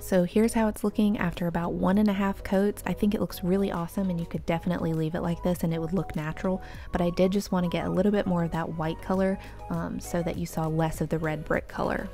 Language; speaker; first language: English; native; English